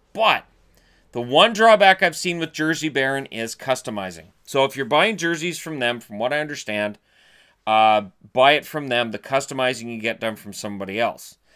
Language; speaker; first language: English; native; English